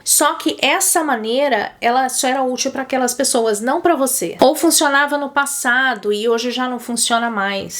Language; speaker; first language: Portuguese; native; Portuguese